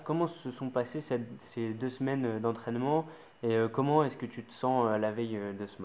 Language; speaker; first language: French; native; French